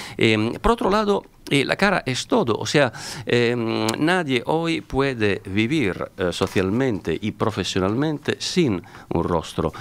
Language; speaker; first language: Spanish; non-native, fluent; Italian